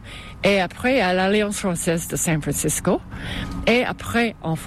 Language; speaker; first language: French; non-native, fluent; English